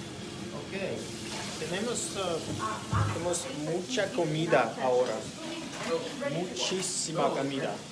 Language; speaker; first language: Spanish; non-native, learner; Russian